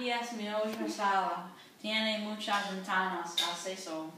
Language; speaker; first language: Spanish; non-native, learner; English